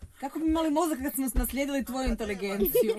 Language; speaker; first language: Serbian; native; Serbian